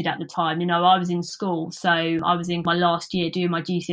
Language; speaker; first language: English; native; English